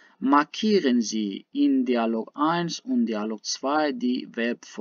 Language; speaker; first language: German; non-native, fluent; Baluchi